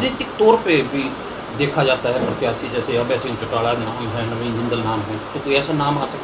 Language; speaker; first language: Hindi; native; Hindi